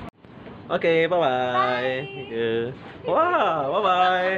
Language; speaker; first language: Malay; non-native, local second language; Indonesian